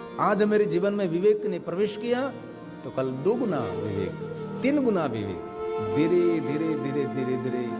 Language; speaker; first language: Hindi; non-native, local second language; Gujarati